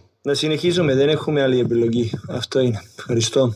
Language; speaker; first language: Greek; non-native, learner; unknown